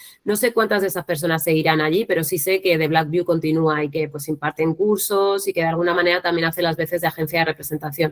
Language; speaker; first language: Spanish; native; Spanish